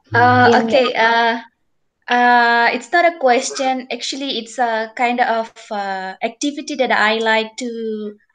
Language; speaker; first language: English; non-native, fluent; Indonesian